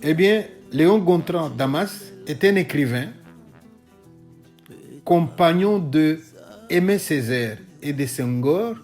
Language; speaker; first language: French; non-native, local second language; Luba-Lulua